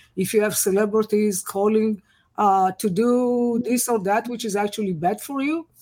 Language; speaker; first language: English; non-native, fluent; Hebrew